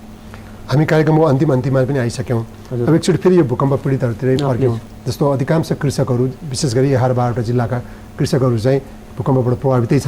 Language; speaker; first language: Nepali; native; Nepali